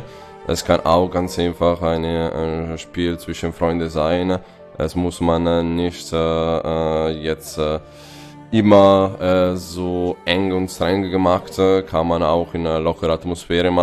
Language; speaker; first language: German; non-native, fluent; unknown